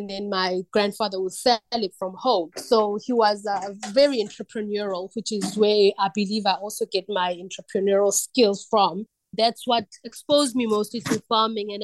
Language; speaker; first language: English; non-native, local second language; Zulu